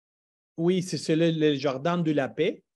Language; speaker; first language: French; non-native, learner; Spanish